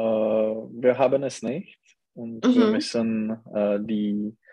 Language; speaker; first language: German; non-native, learner; Czech